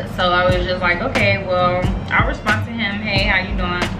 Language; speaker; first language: English; native; English